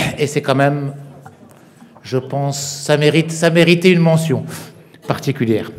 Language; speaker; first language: French; non-native, local second language; Arabic